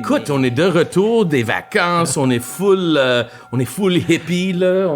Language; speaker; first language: French; non-native, fluent; English